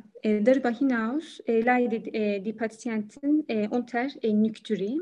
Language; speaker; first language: German; non-native, learner; Turkish